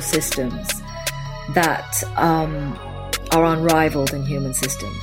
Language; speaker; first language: English; native; English